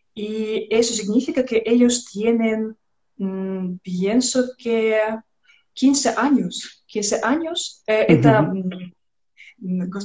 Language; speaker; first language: Spanish; non-native, learner; Russian